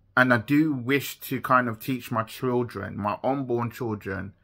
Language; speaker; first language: English; native; English